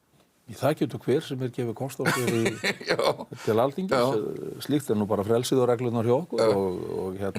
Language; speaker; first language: Icelandic; native; Icelandic